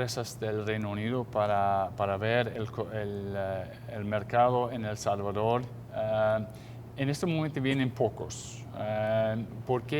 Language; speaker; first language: Spanish; non-native, fluent; English